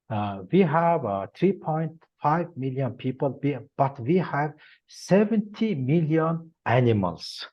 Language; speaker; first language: English; non-native, learner; Mongolian